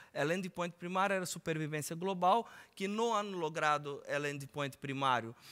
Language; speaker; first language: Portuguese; native; Portuguese